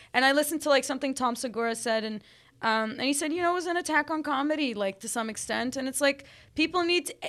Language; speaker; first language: English; early bilingual, other home language; Arabic